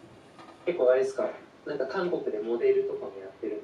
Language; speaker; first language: Japanese; native; Japanese